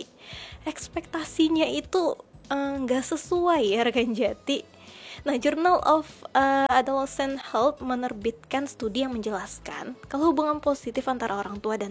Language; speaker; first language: Indonesian; native; Indonesian